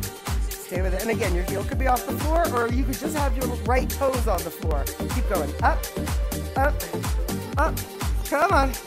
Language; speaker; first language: English; native; English